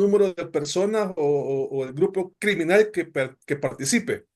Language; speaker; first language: Spanish; native; Spanish